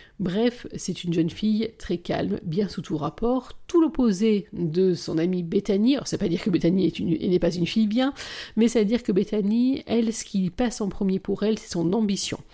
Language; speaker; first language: French; native; French